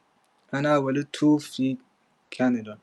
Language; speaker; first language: Arabic; non-native, learner; English